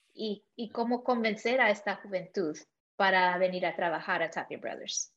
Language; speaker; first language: Spanish; early bilingual, heritage; English